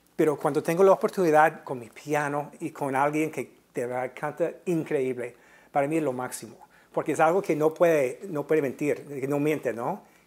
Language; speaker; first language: Spanish; non-native, fluent; English